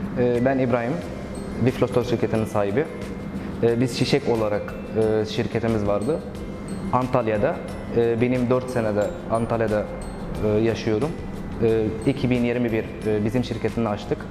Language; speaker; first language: Turkish; non-native, learner; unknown